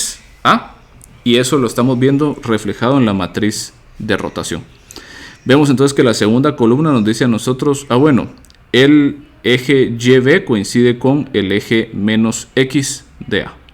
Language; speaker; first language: Spanish; native; Spanish